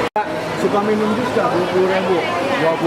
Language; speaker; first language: Indonesian; native; Indonesian